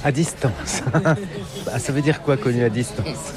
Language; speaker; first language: French; native; French